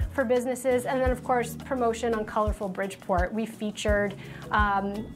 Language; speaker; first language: English; native; English